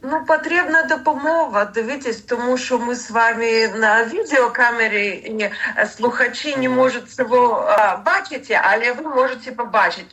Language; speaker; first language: Ukrainian; non-native, learner; Russian